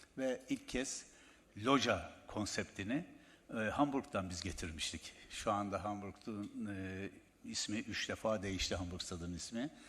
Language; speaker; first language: Turkish; native; Turkish